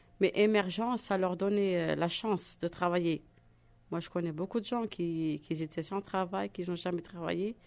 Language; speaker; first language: French; non-native, learner; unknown